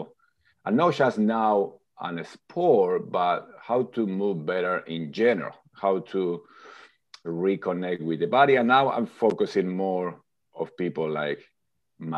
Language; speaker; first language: English; non-native, fluent; Spanish